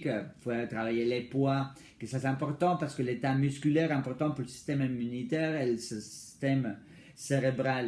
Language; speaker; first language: French; non-native, fluent; Spanish